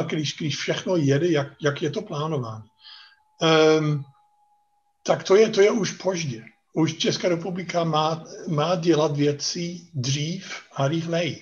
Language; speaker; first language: Czech; non-native, fluent; Dutch